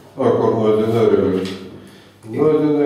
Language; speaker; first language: Hungarian; non-native, learner; Russian